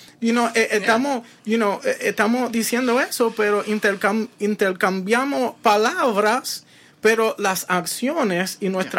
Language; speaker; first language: Spanish; early bilingual, heritage; Spanish